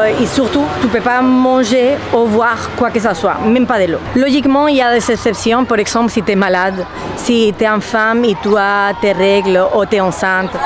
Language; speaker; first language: French; non-native, fluent; Spanish